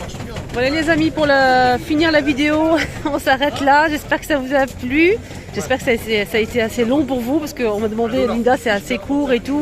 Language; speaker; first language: French; native; French